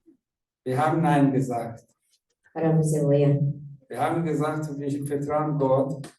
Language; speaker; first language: German; non-native, fluent; Rundi